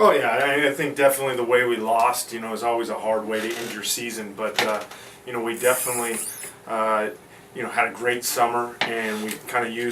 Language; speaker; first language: English; native; English